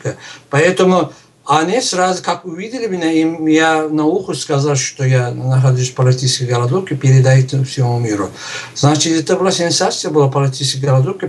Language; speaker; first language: Russian; non-native, local second language; Uzbek